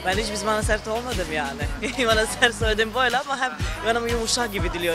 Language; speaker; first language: Turkish; non-native, fluent; Serbian